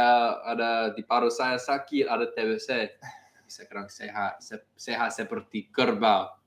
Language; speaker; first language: Indonesian; non-native, learner; English